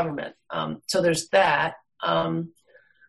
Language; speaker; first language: English; native; English